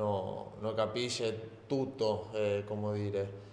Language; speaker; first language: Italian; non-native, learner; Spanish